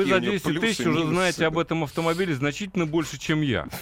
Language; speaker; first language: Russian; native; Russian